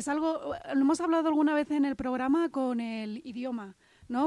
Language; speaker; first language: Spanish; native; Spanish